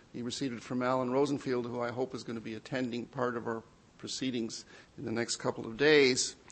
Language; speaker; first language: English; native; English